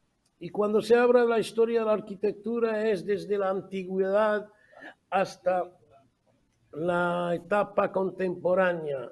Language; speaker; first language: Spanish; non-native, fluent; Arabic